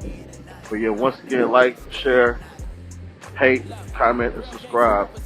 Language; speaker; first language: English; native; English